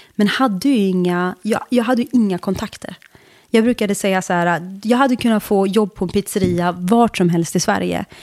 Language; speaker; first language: Swedish; early bilingual, other home language; Kurdish